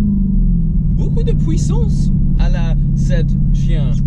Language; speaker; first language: French; non-native, learner; English